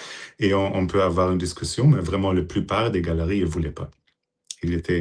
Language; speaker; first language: French; non-native, fluent; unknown